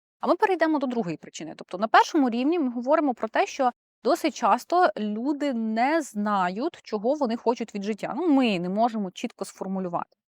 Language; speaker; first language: Ukrainian; non-native, local second language; Russian